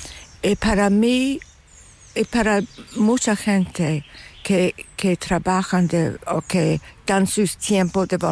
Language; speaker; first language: Spanish; non-native, fluent; English